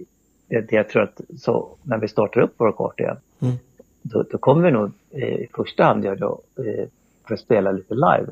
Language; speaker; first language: Swedish; native; Swedish